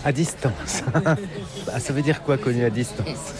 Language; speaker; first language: French; native; French